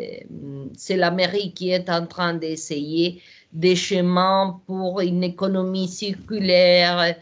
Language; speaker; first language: French; non-native, learner; Portuguese